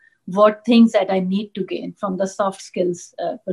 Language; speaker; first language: English; non-native, local second language; Punjabi